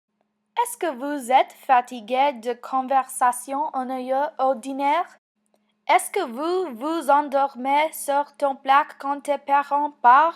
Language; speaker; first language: French; non-native, learner; English